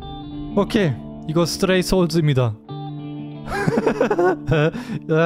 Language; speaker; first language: Korean; non-native, learner; German